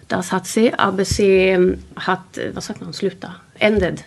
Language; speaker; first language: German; non-native, learner; Swedish